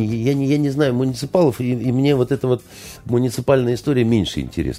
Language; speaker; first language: Russian; native; Russian